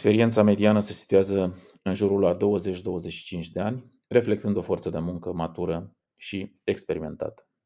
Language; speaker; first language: Romanian; native; Romanian